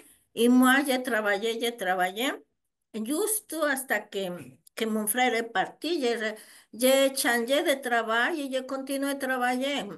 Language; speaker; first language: French; non-native, learner; Spanish